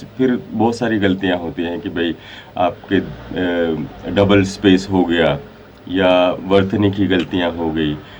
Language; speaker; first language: Hindi; native; Hindi